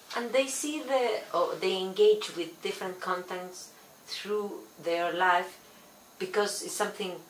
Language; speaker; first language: English; non-native, fluent; Spanish